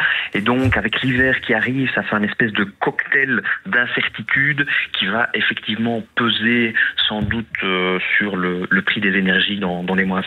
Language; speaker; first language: French; native; French